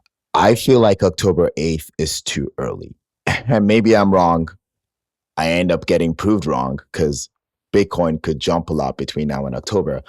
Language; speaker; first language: English; native; English